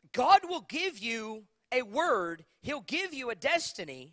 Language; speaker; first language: English; native; English